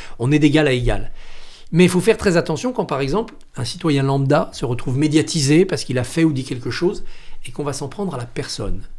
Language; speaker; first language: French; native; French